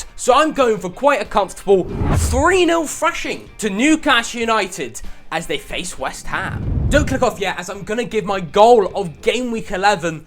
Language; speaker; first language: English; native; English